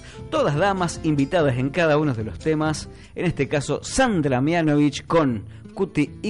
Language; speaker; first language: Spanish; native; Spanish